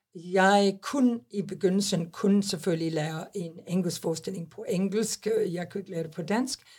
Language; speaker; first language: Danish; non-native, fluent; English